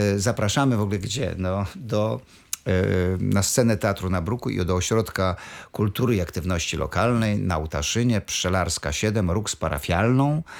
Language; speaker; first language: Polish; native; Polish